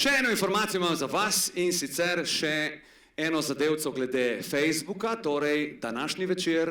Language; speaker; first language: Slovenian; native; Slovenian